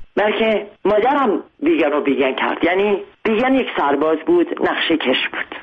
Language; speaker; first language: Persian; non-native, local second language; Armenian